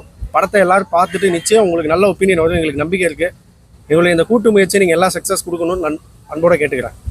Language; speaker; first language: Tamil; native; Tamil